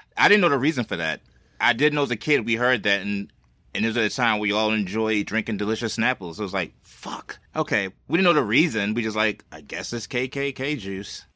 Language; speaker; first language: English; native; English